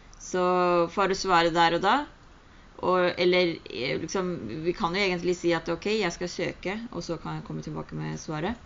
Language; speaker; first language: Norwegian; early bilingual, other home language; Urdu